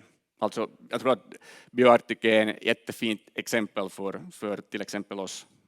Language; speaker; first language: Swedish; non-native, learner; Finnish